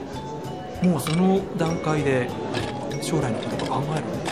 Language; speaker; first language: Japanese; native; Japanese